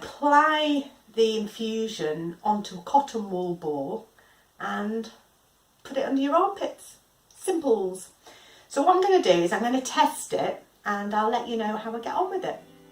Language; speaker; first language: English; native; English